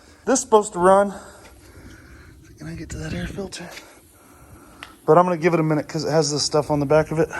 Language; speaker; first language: English; native; English